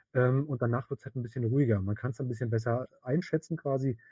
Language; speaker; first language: German; native; German